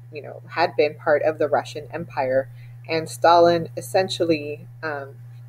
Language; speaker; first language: English; native; English